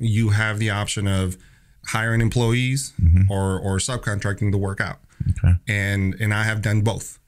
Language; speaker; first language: English; native; English